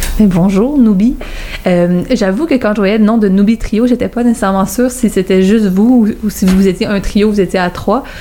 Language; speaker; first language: French; native; French